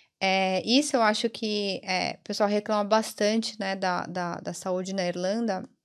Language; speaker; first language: Portuguese; early bilingual, other home language; Italian